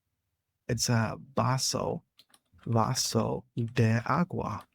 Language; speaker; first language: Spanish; non-native, learner; English